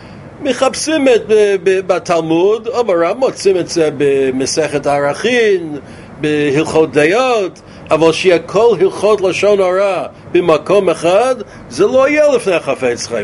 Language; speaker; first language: Hebrew; non-native, fluent; English